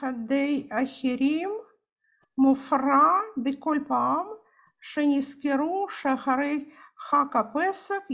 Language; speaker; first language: Hebrew; non-native, fluent; Russian